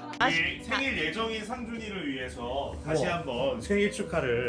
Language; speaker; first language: Korean; native; Korean